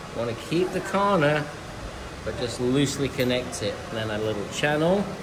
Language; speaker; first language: English; native; English